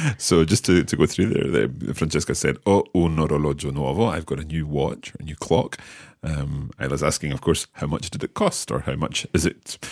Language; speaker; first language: English; native; English